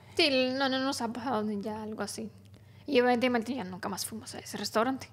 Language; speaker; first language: Spanish; non-native, fluent; Romanian